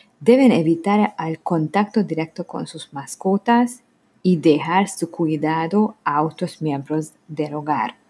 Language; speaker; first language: Spanish; non-native, learner; Hungarian